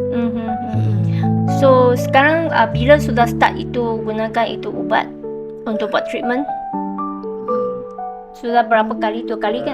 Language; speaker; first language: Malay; non-native, local second language; Chinese